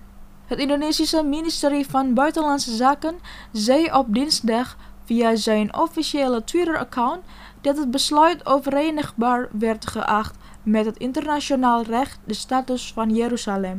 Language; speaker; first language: Dutch; non-native, fluent; Indonesian